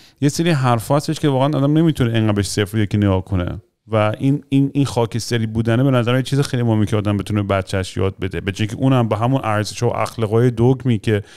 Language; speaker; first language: Persian; early bilingual, heritage; Persian